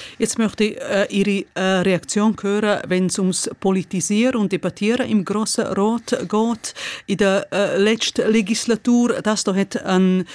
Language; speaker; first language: German; non-native, local second language; Romansh